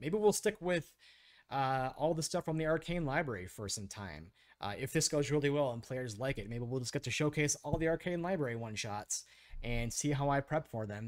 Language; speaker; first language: English; native; English